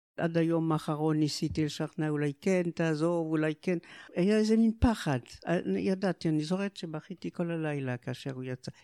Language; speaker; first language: Hebrew; non-native, fluent; French